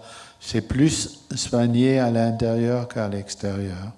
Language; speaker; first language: French; non-native, fluent; German